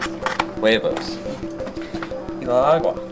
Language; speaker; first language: Spanish; non-native, learner; English